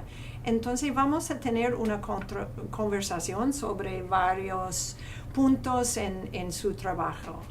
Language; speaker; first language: Spanish; non-native, fluent; English